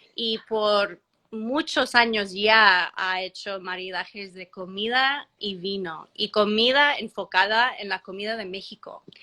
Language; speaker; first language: Spanish; early bilingual, heritage; Spanish